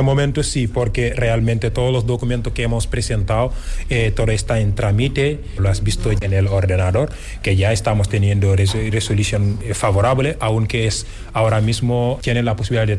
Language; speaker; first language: Spanish; non-native, fluent; Wolof